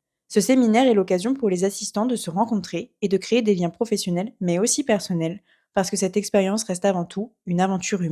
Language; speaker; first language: French; native; French